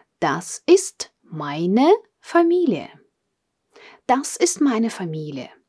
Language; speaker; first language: German; non-native, fluent; Russian